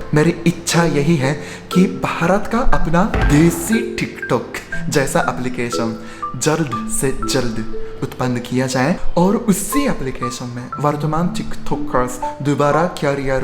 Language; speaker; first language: Hindi; non-native, fluent; Japanese